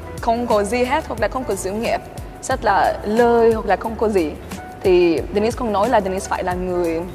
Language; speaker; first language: Vietnamese; early bilingual, heritage; Swedish